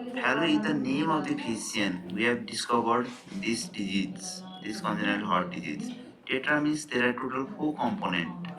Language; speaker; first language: English; non-native, local second language; Nepali